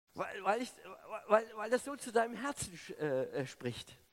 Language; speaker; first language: German; native; German